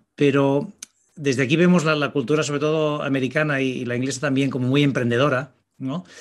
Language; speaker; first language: Spanish; native; Spanish